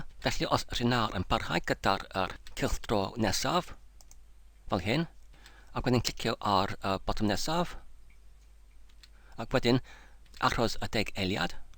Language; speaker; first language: Welsh; non-native, learner; English